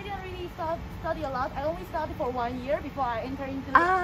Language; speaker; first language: English; non-native, fluent; Chinese